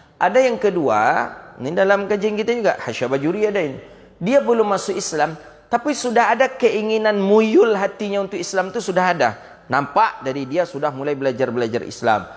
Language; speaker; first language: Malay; non-native, local second language; Minangkabau